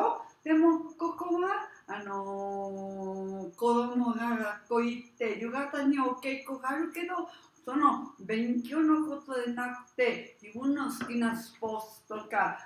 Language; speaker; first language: Japanese; non-native, learner; Spanish